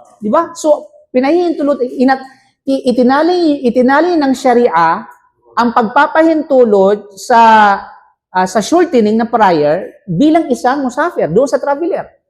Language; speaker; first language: Filipino; non-native, local second language; Cebuano